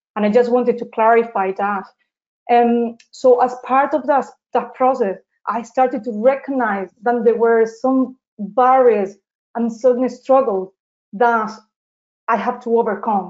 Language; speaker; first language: English; non-native, fluent; Spanish